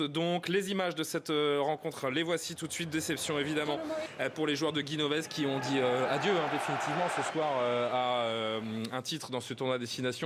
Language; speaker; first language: French; native; French